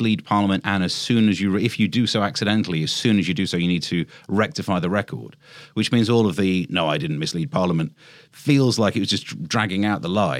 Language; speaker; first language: English; native; English